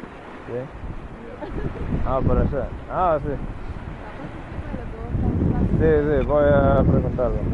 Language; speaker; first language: Spanish; non-native, fluent; English